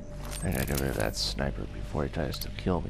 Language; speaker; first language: English; native; English